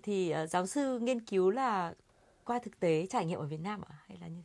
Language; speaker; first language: Vietnamese; native; Vietnamese